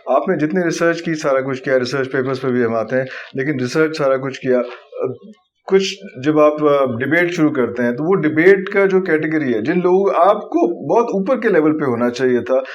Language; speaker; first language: Urdu; native; Urdu